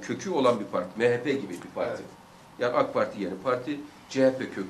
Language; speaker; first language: Turkish; native; Turkish